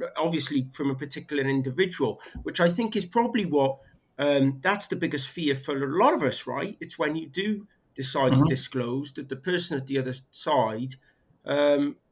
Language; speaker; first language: English; native; English